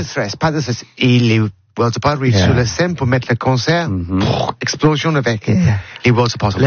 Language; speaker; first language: French; non-native, learner; English